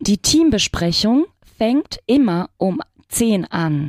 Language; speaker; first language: German; non-native, fluent; Spanish